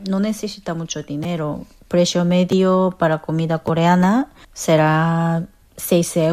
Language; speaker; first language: Spanish; non-native, fluent; Korean